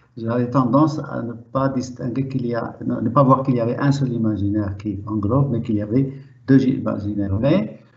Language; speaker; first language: French; non-native, local second language; Arabic